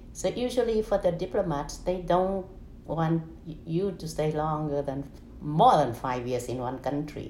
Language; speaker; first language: English; non-native, fluent; Vietnamese